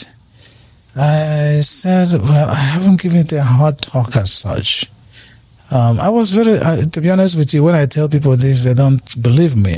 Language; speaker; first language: English; non-native, local second language; Igbo